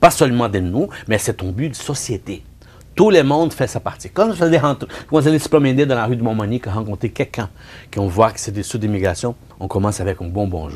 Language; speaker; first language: French; non-native, fluent; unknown